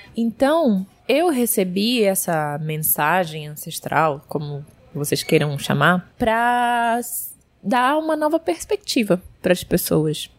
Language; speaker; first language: Portuguese; early bilingual, heritage; Portuguese